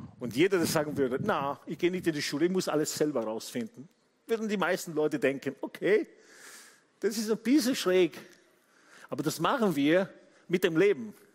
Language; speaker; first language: German; non-native, fluent; Italian